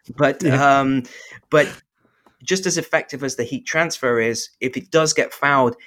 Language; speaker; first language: English; native; English